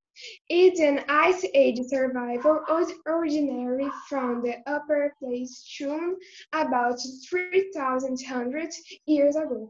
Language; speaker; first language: English; non-native, learner; Portuguese